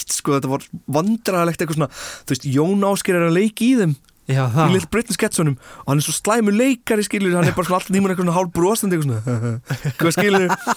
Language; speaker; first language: Icelandic; native; Icelandic